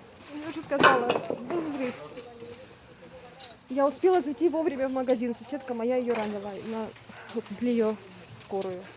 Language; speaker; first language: Russian; native; Russian